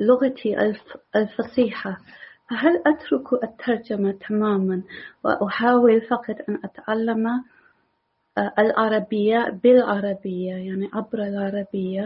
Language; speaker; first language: Arabic; non-native, learner; English